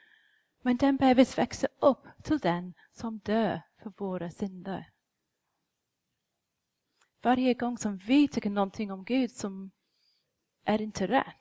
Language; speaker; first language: Swedish; non-native, fluent; English